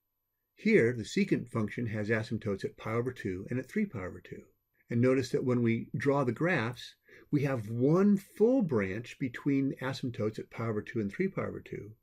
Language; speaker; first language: English; native; English